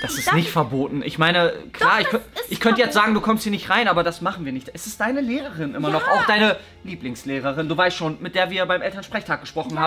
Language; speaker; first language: German; native; German